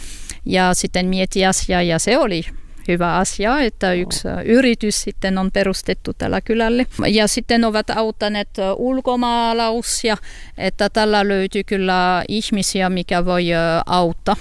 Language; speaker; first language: Finnish; non-native, learner; French